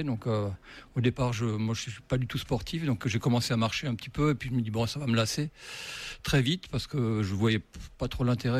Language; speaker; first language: French; native; French